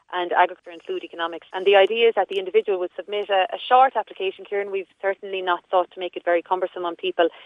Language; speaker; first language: English; native; English